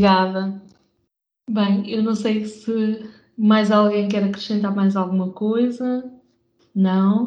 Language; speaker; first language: Portuguese; native; Portuguese